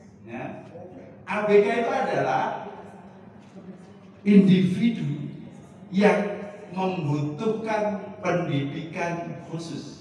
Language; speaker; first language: Indonesian; native; Indonesian